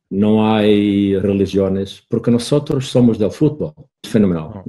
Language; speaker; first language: Spanish; non-native, fluent; Portuguese